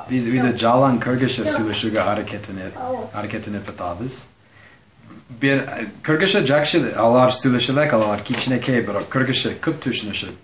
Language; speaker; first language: Kyrgyz; non-native, learner; English